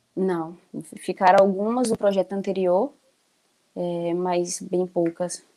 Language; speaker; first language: Portuguese; native; Portuguese